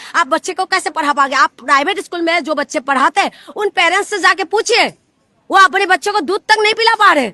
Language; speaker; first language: Hindi; non-native, local second language; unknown